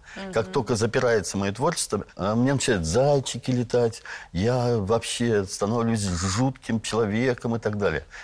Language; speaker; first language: Russian; native; Russian